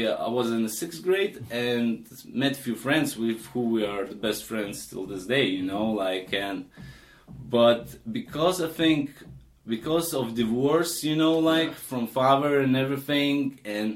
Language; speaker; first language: English; non-native, fluent; Lithuanian